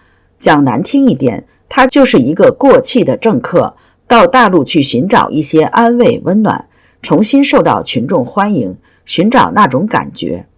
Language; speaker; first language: Chinese; native; Chinese